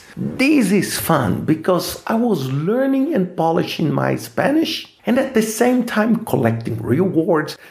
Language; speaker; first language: English; non-native, fluent; Portuguese